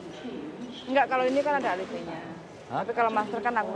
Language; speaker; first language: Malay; non-native, local second language; Javanese